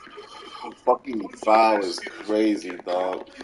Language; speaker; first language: English; native; English